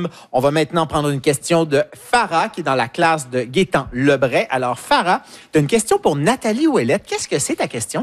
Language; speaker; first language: French; native; French